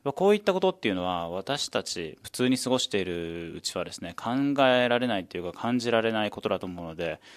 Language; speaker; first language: Japanese; native; Japanese